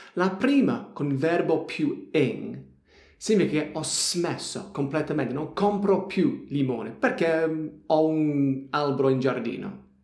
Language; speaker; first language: Italian; non-native, fluent; English